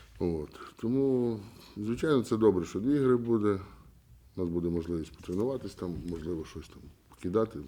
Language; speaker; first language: Ukrainian; native; Ukrainian